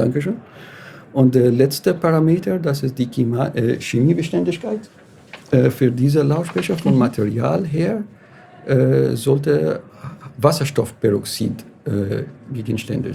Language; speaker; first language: German; non-native, fluent; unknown